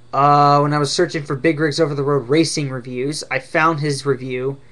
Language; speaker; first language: English; native; English